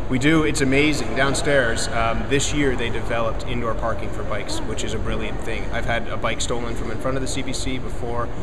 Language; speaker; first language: English; native; English